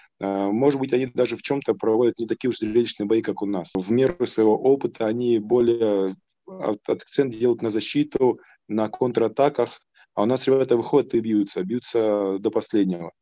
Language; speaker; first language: Russian; native; Russian